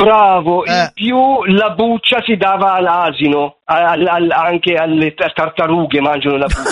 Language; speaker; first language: Italian; non-native, fluent; Arabic